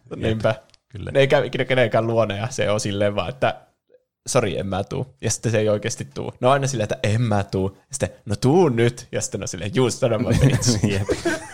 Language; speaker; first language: Finnish; native; Finnish